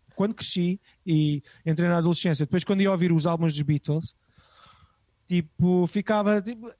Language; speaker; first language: Portuguese; native; Portuguese